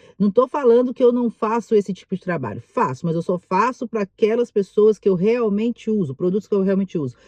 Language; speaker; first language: Portuguese; native; Portuguese